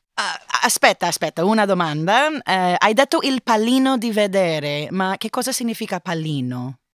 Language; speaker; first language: Italian; non-native, learner; English